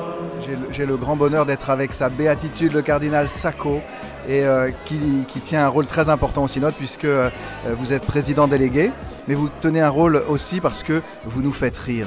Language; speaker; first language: French; native; French